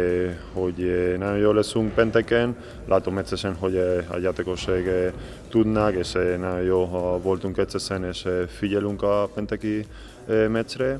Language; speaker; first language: Hungarian; non-native, learner; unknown